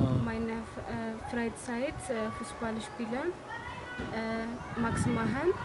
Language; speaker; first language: German; non-native, learner; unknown